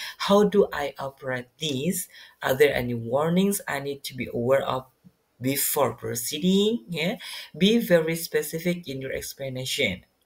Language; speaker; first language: English; non-native, fluent; Indonesian